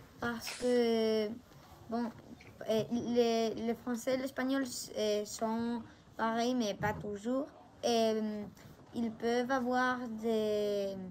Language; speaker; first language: French; non-native, local second language; Spanish